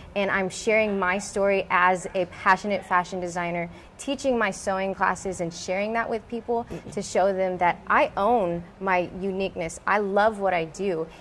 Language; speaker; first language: English; native; English